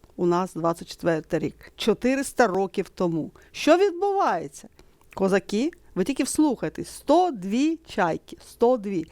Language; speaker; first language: Ukrainian; native; Ukrainian